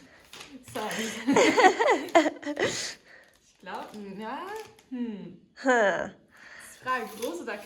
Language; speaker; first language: German; non-native, learner; Korean